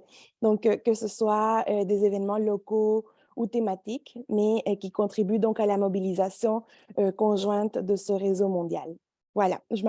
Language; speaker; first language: French; native; French